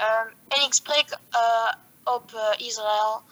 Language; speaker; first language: Dutch; early bilingual, heritage; Dutch